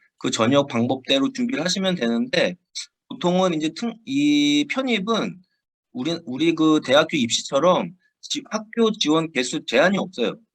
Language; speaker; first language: Korean; native; Korean